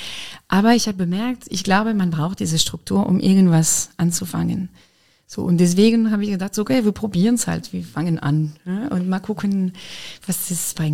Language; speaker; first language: German; non-native, fluent; French